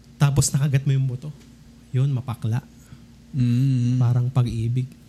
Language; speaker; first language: Filipino; native; Filipino